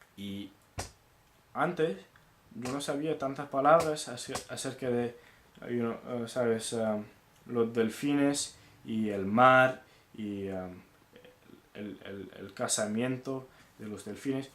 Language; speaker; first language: Spanish; non-native, fluent; English